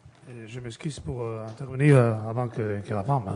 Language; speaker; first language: French; non-native, fluent; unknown